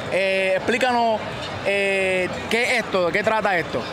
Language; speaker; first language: Spanish; native; Spanish